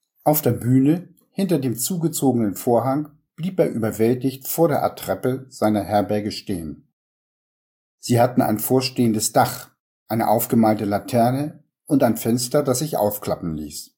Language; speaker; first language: German; native; German